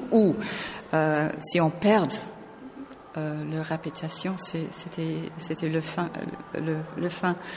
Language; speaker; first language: French; non-native, fluent; English